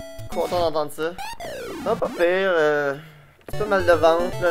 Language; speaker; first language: French; native; French